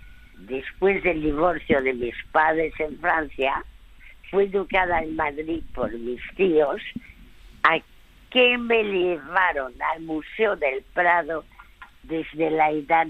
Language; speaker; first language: Spanish; early bilingual, other home language; French